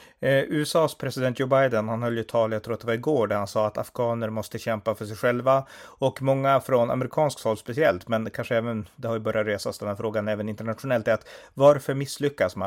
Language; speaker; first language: Swedish; native; Swedish